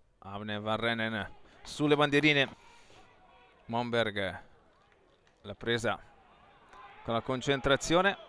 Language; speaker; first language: Italian; native; Italian